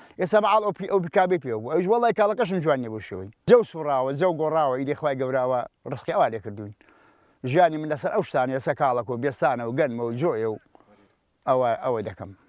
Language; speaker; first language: Central Kurdish; native; Central Kurdish